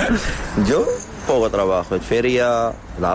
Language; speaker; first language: Spanish; non-native, learner; Arabic